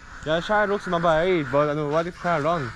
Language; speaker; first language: English; non-native, learner; Korean